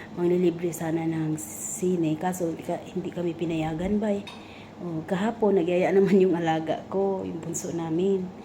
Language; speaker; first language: Filipino; non-native, local second language; Cebuano